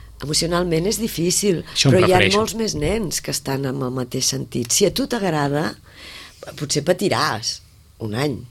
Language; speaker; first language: Catalan; native; Catalan